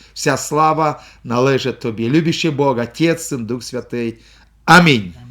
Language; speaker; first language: Ukrainian; non-native, local second language; Russian